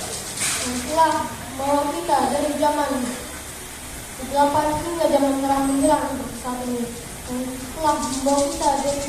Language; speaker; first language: Indonesian; native; Indonesian